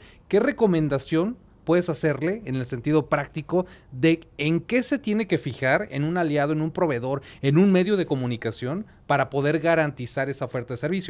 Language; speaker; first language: Spanish; native; Spanish